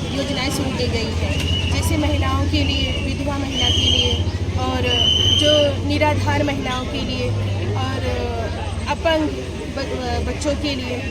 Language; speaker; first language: Hindi; native; Hindi